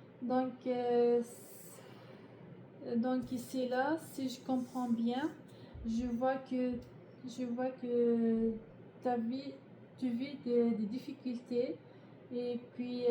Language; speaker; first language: French; non-native, learner; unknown